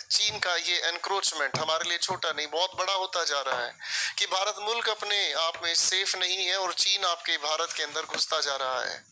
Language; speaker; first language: Hindi; native; Hindi